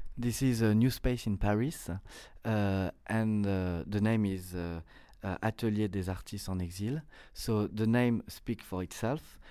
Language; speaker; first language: English; non-native, fluent; French